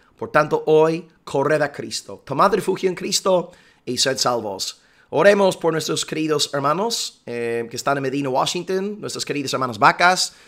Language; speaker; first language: Spanish; non-native, fluent; English